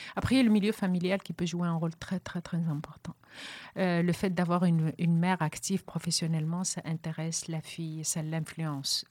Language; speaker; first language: French; non-native, local second language; Arabic